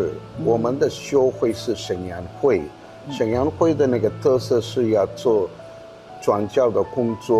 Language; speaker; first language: Chinese; non-native, fluent; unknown